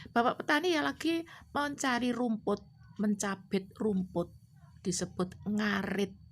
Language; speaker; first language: Indonesian; non-native, local second language; Javanese